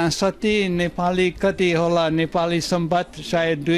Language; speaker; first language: Nepali; non-native, fluent; German